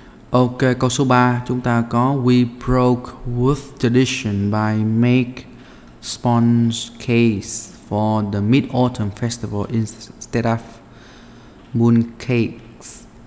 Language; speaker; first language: English; non-native, fluent; Vietnamese